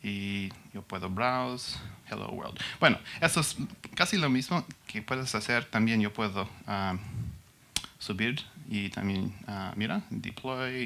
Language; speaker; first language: Spanish; non-native, learner; English